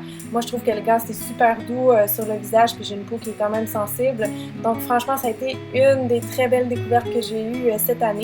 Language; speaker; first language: French; native; French